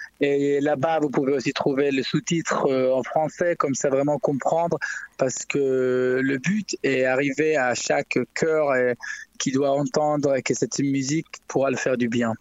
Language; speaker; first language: French; non-native, learner; Hebrew